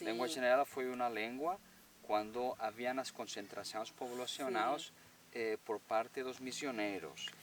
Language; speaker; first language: Portuguese; non-native, learner; Spanish